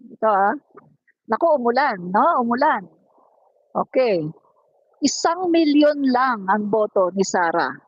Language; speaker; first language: Filipino; non-native, local second language; Cebuano